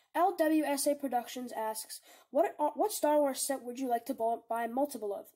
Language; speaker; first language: English; native; English